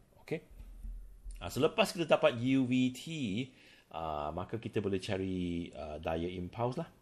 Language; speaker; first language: Malay; non-native, local second language; Chinese